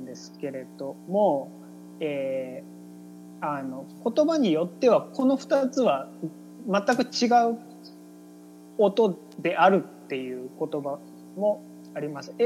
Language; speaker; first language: Japanese; native; Japanese